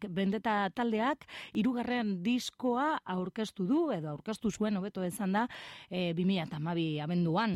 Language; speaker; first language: Basque; native; Basque